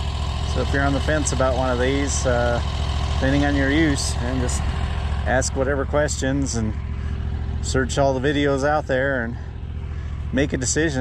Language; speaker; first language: English; native; English